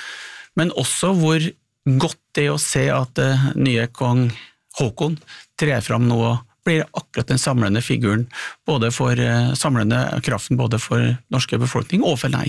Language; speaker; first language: Norwegian; native; Norwegian